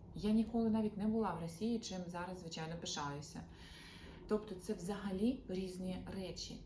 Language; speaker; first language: Ukrainian; non-native, local second language; Russian